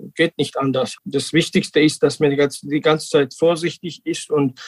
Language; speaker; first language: German; non-native, fluent; Georgian